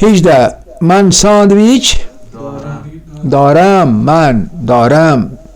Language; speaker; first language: Persian; non-native, fluent; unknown